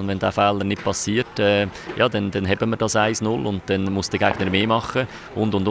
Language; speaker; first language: German; native; German